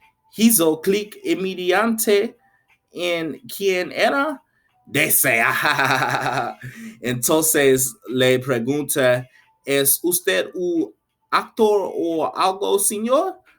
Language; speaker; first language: Spanish; non-native, learner; English